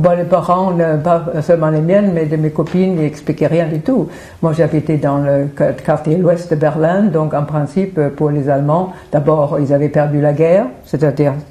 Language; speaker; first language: French; non-native, fluent; German